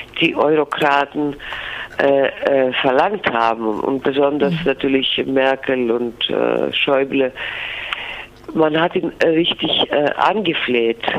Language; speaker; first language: German; non-native, fluent; Greek